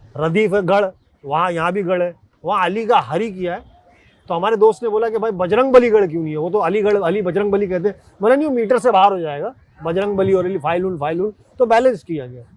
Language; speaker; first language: Hindi; native; Hindi